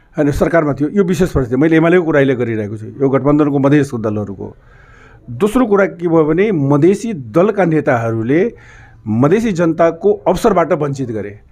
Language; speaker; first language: Nepali; non-native, local second language; Maithili